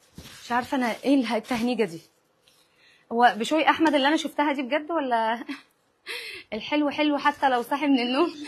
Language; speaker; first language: Arabic; native; Arabic